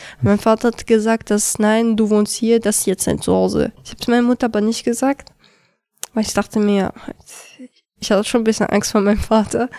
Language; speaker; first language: German; early bilingual, other home language; Chechen